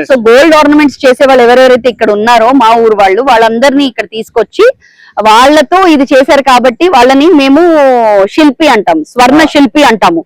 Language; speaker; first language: Telugu; non-native, local second language; Bangla